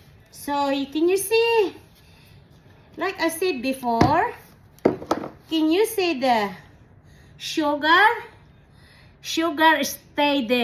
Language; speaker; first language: English; non-native, learner; Filipino